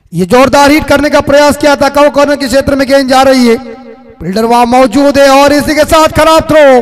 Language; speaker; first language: Hindi; non-native, local second language; Marathi